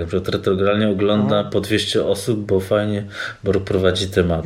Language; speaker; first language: Polish; native; Polish